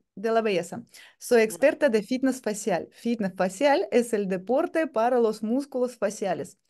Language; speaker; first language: Spanish; non-native, fluent; Russian